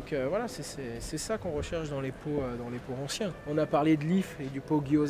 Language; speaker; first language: French; native; French